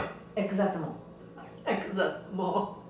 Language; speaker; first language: French; non-native, learner; Portuguese